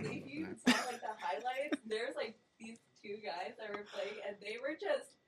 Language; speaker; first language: English; native; English